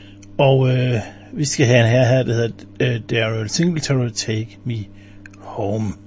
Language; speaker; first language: Danish; native; Danish